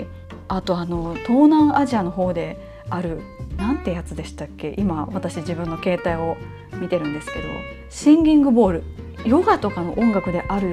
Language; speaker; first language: Japanese; native; Japanese